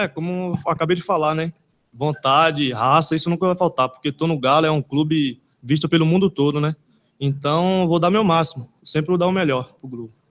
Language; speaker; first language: Portuguese; native; Portuguese